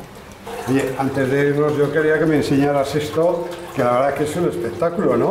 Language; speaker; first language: Spanish; native; Spanish